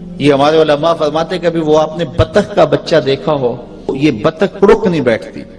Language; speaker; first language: Urdu; non-native, local second language; Punjabi